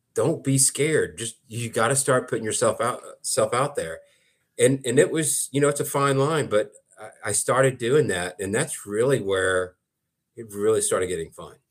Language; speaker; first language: English; native; English